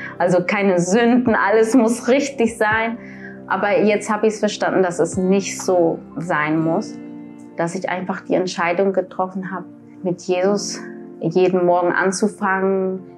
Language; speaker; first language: German; early bilingual, other home language; Spanish